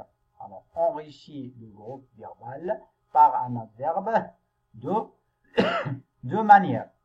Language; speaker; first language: French; non-native, local second language; Arabic